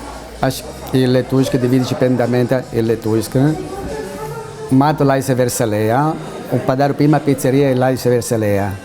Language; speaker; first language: Lithuanian; non-native, learner; Italian